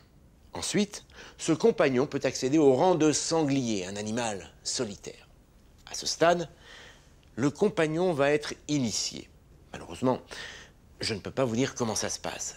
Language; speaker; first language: French; native; French